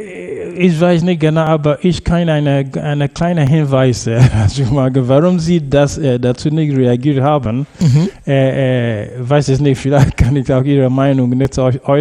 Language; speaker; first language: German; non-native, fluent; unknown